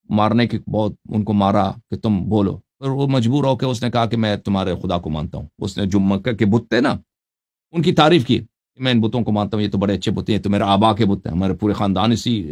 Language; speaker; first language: Urdu; native; Urdu